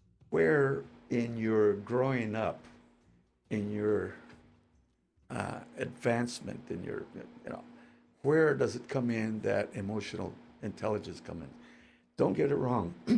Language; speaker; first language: English; early bilingual, other home language; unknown